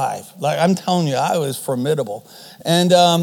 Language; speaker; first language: English; non-native, fluent; German